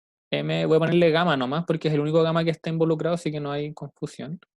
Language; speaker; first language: Spanish; native; Spanish